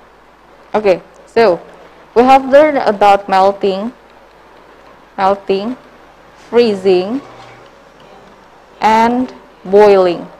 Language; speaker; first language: English; non-native, learner; Indonesian